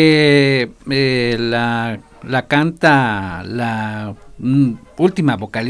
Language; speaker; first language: Spanish; native; Spanish